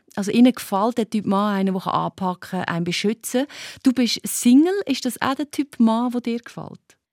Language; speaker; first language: German; native; German